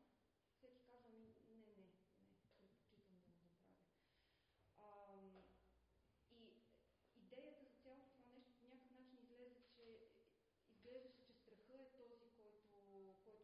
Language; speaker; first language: Bulgarian; native; Bulgarian